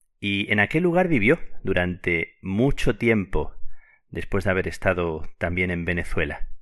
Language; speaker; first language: Spanish; native; Spanish